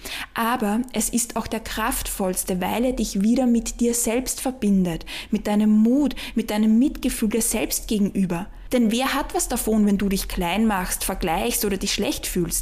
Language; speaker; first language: German; native; German